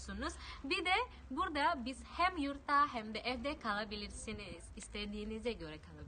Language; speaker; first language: Turkish; non-native, fluent; Indonesian